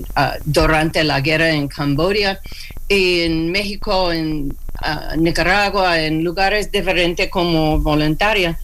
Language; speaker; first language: Spanish; non-native, learner; English